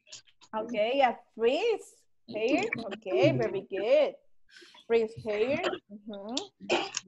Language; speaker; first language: English; non-native, learner; Spanish